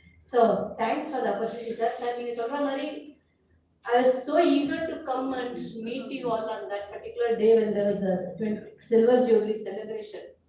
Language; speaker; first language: English; non-native, local second language; Tamil